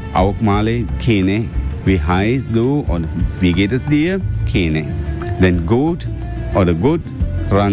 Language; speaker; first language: German; non-native, learner; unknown